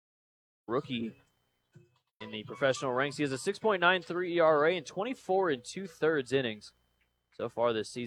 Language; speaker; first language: English; native; English